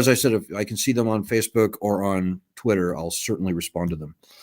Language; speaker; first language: English; native; English